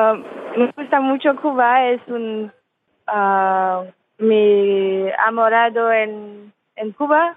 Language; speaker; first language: Spanish; non-native, learner; French